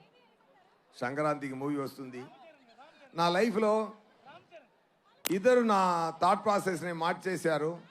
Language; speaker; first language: Telugu; non-native, local second language; Tamil